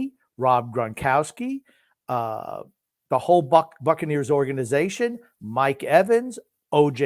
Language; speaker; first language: English; native; English